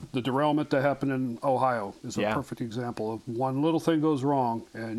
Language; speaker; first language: English; native; English